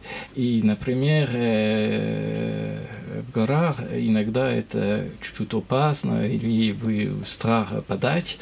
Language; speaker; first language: Russian; non-native, learner; French